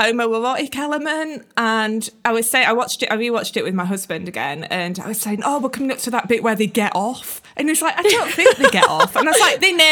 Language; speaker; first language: English; native; English